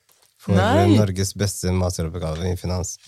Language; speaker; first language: Norwegian; early bilingual, other home language; Somali